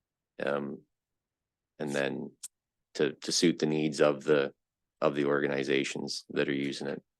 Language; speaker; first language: English; native; English